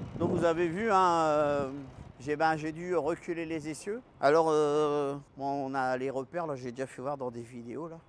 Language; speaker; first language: French; native; French